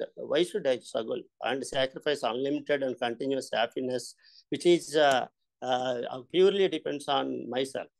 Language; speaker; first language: English; non-native, local second language; Telugu